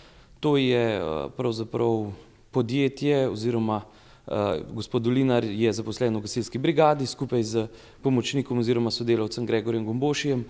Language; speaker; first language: Slovenian; native; Slovenian